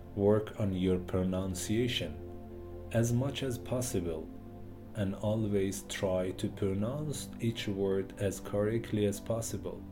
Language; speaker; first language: English; non-native, fluent; Persian